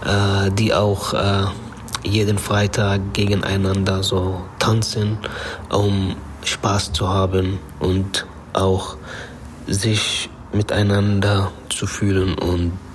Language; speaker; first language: German; non-native, fluent; Arabic